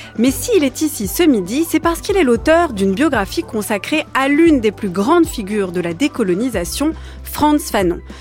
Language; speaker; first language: French; native; French